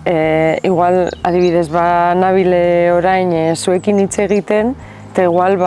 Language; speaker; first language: Basque; non-native, local second language; Spanish